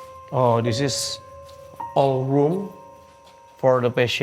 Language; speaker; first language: English; non-native, learner; Indonesian